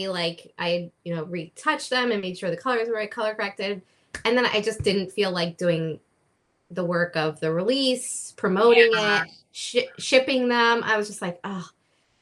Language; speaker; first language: English; native; English